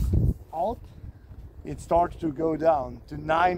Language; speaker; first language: English; non-native, fluent; Swedish